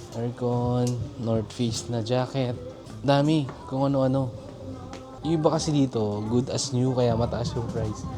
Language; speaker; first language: Filipino; native; Filipino